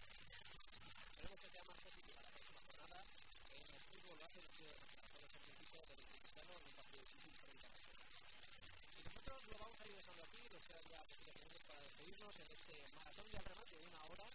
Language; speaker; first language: Spanish; native; Spanish